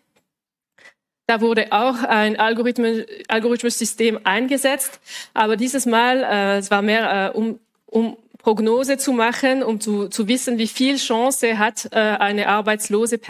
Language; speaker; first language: German; non-native, local second language; French